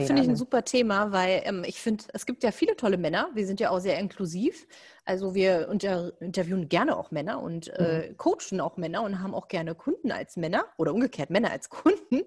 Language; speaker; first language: German; native; German